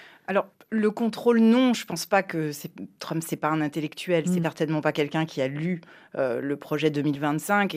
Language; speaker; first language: French; native; French